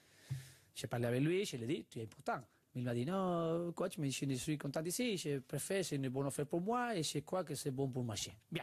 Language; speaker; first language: French; non-native, learner; Spanish